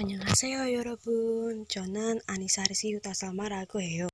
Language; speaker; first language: Korean; non-native, learner; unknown